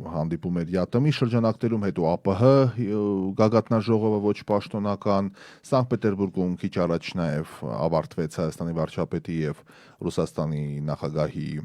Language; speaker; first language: Armenian; native; Armenian